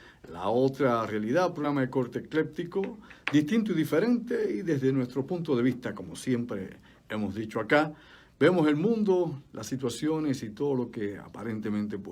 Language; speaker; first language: Spanish; native; Spanish